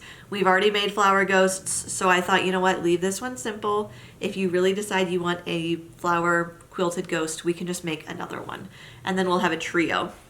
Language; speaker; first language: English; native; English